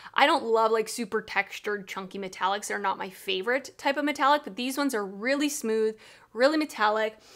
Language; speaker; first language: English; native; English